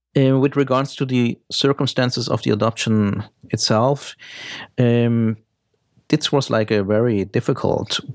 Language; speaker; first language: English; early bilingual, heritage; German